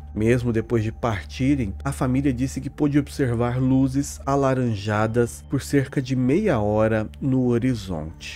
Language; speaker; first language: Portuguese; native; Portuguese